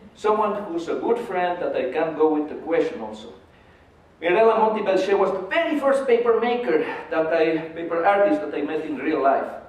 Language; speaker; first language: English; non-native, fluent; Spanish